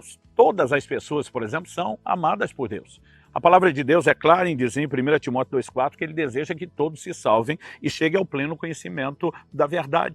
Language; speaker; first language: Portuguese; native; Portuguese